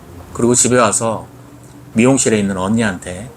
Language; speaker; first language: Korean; native; Korean